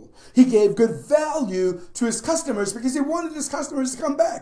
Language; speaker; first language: English; native; English